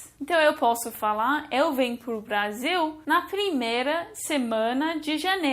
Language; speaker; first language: Portuguese; non-native, fluent; English